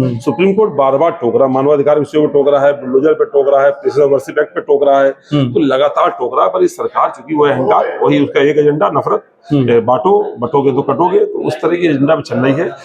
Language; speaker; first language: Hindi; native; Hindi